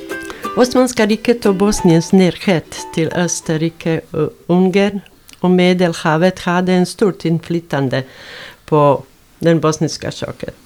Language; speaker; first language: Swedish; non-native, fluent; Bosnian